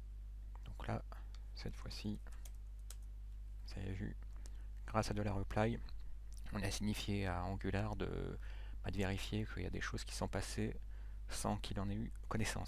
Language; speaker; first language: French; native; French